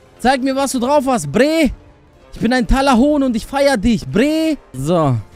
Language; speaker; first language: German; early bilingual, other home language; Albanian